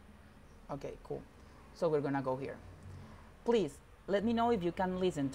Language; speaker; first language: English; non-native, fluent; Spanish